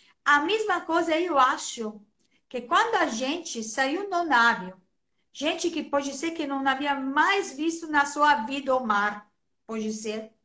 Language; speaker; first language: Portuguese; non-native, fluent; Italian